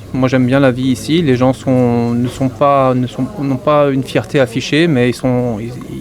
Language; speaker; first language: French; native; French